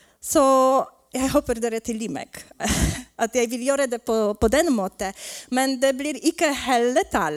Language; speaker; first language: Swedish; non-native, learner; Polish